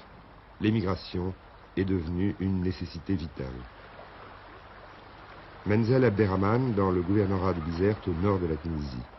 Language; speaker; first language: French; native; French